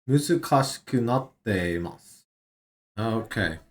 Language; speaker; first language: Japanese; non-native, learner; English